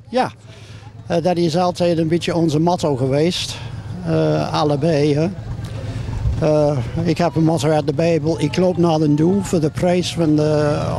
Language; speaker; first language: Dutch; non-native, fluent; English